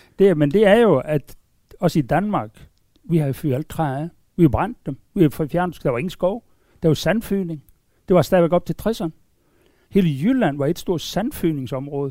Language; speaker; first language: Danish; native; Danish